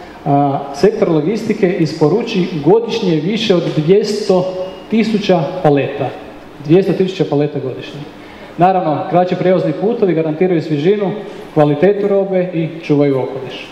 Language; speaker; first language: Croatian; native; Croatian